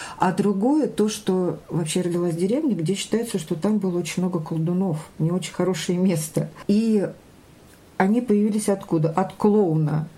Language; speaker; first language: Russian; native; Russian